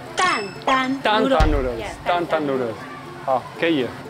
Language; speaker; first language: English; non-native, learner; Spanish